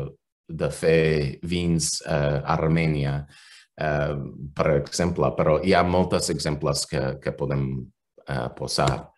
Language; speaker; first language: Catalan; non-native, fluent; English